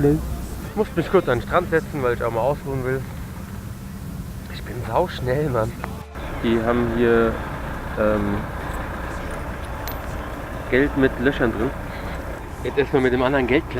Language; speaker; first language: German; native; German